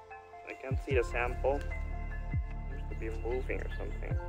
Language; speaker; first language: English; non-native, local second language; Filipino